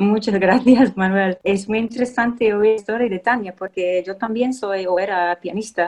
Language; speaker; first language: Spanish; non-native, fluent; English